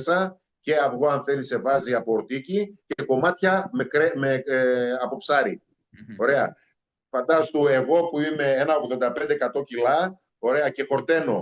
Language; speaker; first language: Greek; native; Greek